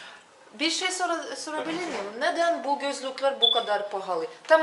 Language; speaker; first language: Turkish; non-native, fluent; Russian